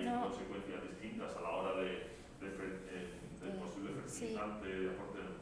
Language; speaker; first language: Spanish; native; Spanish